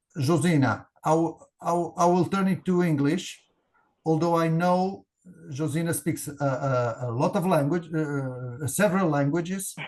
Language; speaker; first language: English; non-native, fluent; Portuguese